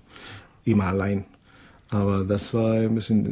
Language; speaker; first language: German; non-native, fluent; Spanish